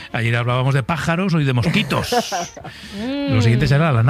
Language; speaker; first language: Spanish; native; Spanish